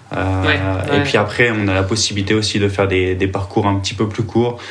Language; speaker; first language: French; native; French